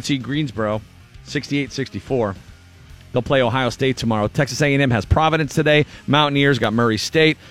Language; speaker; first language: English; native; English